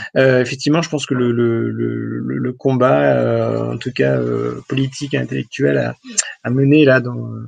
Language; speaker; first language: French; native; French